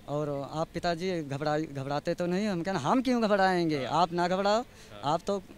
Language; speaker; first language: Hindi; native; Hindi